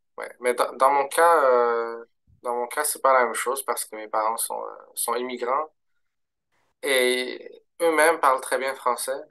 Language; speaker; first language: French; early bilingual, other home language; Arabic